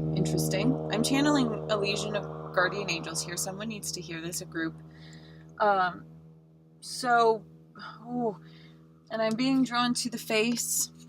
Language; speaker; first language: English; native; English